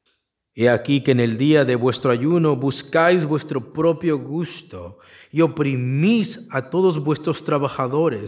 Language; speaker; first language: Spanish; native; Spanish